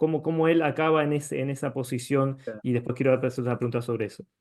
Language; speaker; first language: Spanish; native; Spanish